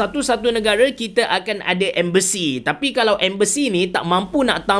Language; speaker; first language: Malay; native; Malay